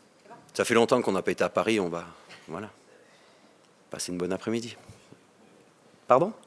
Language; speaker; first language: French; native; French